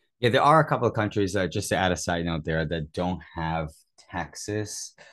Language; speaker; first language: English; early bilingual, other home language; Spanish